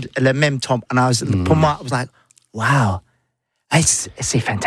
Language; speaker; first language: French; non-native, learner; English